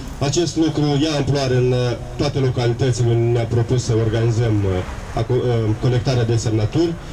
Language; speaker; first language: Romanian; native; Romanian